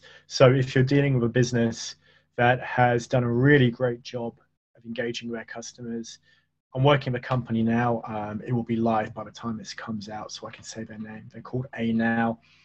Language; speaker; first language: English; native; English